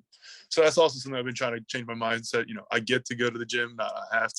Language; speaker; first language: English; native; English